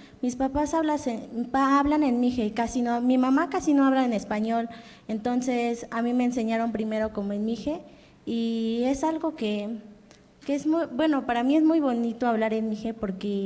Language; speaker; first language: Spanish; non-native, local second language; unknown